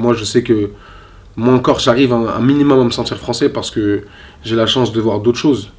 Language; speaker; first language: French; native; French